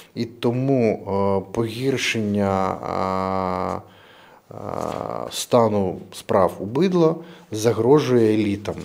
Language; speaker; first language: Ukrainian; non-native, local second language; Russian